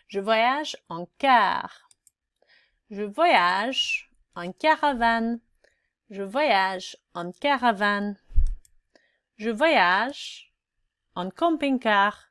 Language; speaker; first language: French; non-native, fluent; English